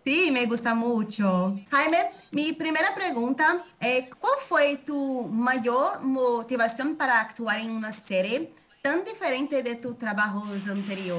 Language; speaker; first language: Spanish; non-native, fluent; Portuguese